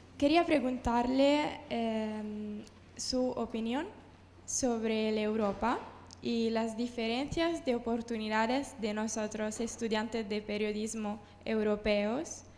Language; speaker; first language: Spanish; non-native, fluent; Italian